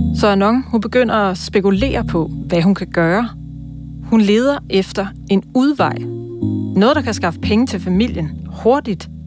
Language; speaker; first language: Danish; non-native, fluent; Thai